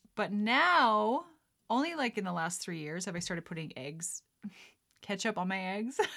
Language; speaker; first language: English; early bilingual, other home language; Dutch